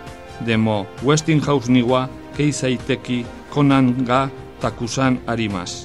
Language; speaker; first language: Japanese; non-native, learner; Spanish